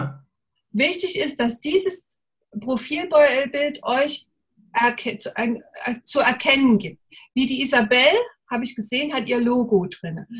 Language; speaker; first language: German; native; German